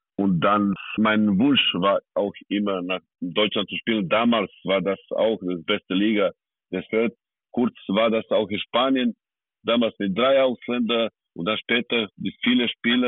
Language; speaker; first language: German; non-native, fluent; Serbian